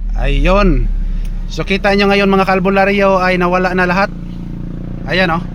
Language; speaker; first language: Filipino; non-native, local second language; Cebuano